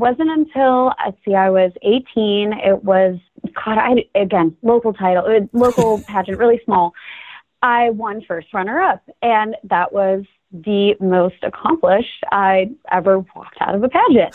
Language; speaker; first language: English; native; English